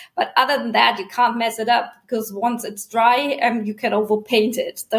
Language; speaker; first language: English; non-native, fluent; German